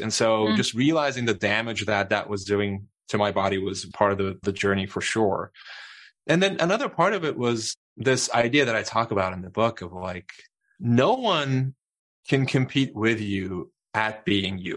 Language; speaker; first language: English; non-native, fluent; Turkish